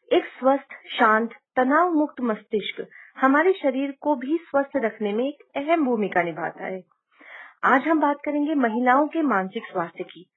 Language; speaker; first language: Hindi; native; Hindi